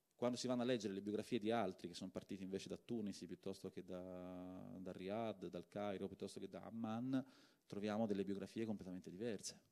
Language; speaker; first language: Italian; native; Italian